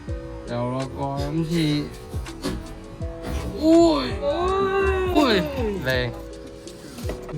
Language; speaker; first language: Chinese; native; Chinese